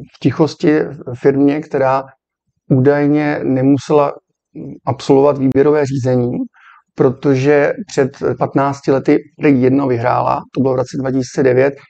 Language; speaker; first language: Czech; native; Czech